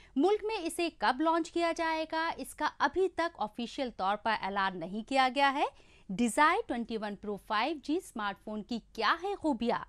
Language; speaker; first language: Hindi; non-native, local second language; Kashmiri